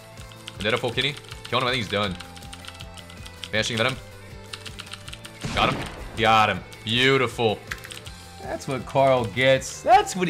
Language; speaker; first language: English; native; English